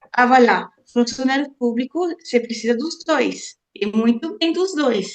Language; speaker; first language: Portuguese; non-native, fluent; French